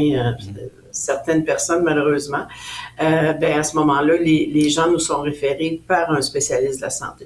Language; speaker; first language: French; native; French